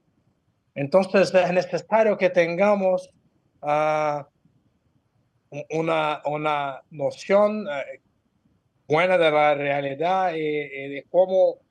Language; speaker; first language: Spanish; non-native, fluent; Portuguese